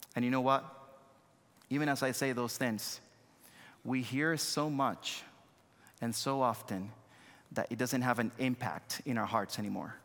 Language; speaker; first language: English; non-native, fluent; Spanish